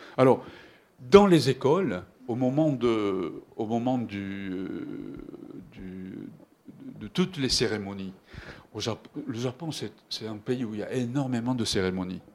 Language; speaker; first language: French; non-native, fluent; Japanese